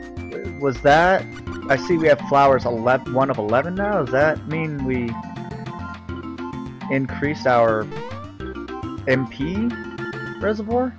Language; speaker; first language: English; native; English